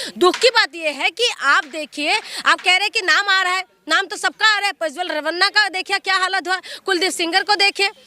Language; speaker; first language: Hindi; non-native, local second language; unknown